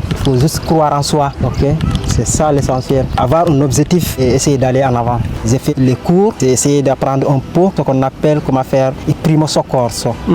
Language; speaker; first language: French; non-native, local second language; Wolof